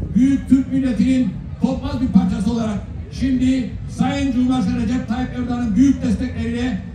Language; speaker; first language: Turkish; native; Turkish